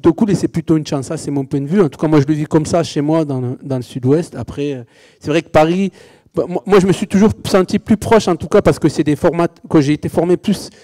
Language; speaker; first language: French; native; French